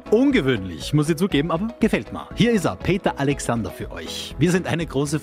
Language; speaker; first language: German; native; German